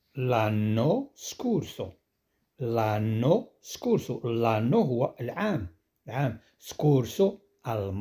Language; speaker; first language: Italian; non-native, fluent; Arabic